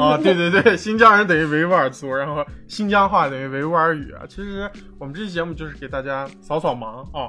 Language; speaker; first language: Chinese; native; Chinese